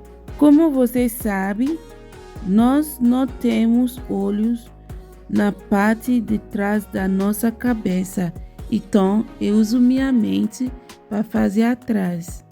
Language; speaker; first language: Portuguese; non-native, learner; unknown